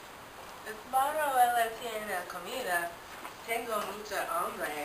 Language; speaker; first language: Spanish; non-native, learner; English